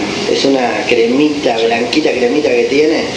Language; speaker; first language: Spanish; native; Spanish